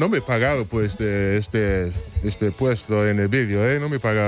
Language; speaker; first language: Spanish; non-native, fluent; English